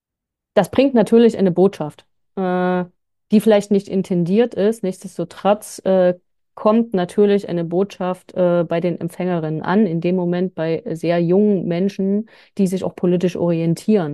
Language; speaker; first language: German; native; German